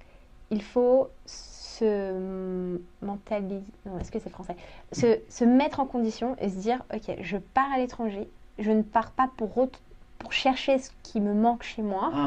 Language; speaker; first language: French; early bilingual, other home language; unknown